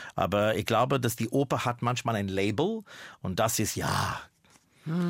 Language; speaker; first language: German; non-native, fluent; English